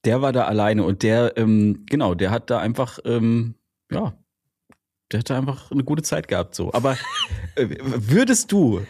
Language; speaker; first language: German; native; German